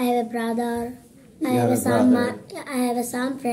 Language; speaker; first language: English; non-native, learner; Bangla